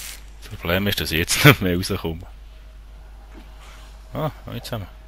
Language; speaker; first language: German; native; German